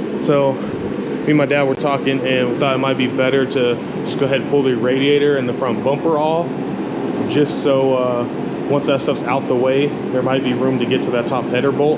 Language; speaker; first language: English; native; English